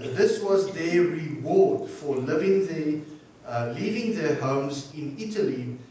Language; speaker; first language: English; non-native, local second language; Afrikaans